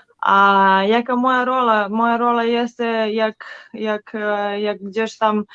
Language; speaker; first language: Polish; non-native, learner; Serbian